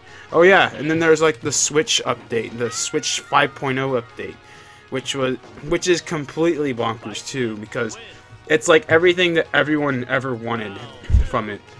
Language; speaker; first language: English; native; English